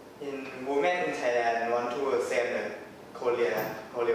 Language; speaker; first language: English; non-native, learner; Thai